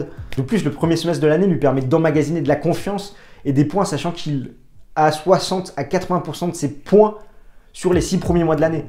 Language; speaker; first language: French; native; French